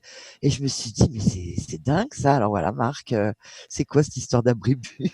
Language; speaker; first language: French; native; French